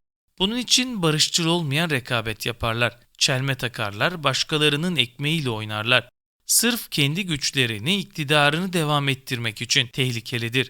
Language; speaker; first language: Turkish; native; Turkish